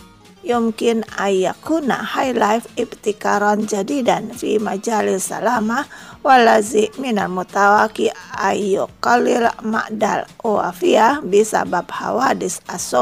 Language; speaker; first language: Arabic; non-native, learner; Indonesian